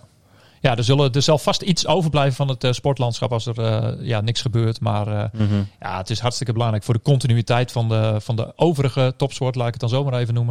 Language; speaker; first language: Dutch; native; Dutch